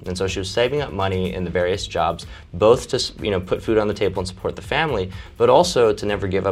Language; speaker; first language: English; early bilingual, other home language; Chinese